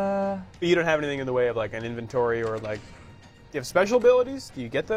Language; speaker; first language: English; native; English